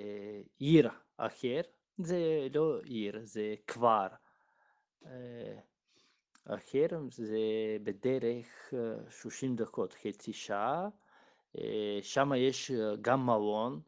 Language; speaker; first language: Hebrew; non-native, learner; Bulgarian